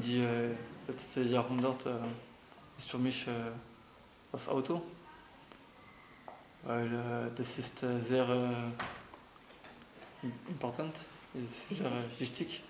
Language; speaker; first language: German; non-native, learner; French